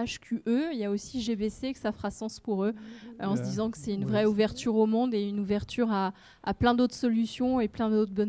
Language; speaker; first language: French; native; French